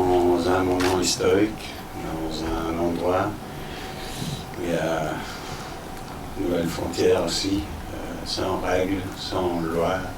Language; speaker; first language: French; non-native, fluent; Danish